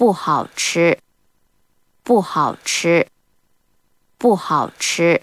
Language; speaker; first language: Chinese; non-native, learner; Korean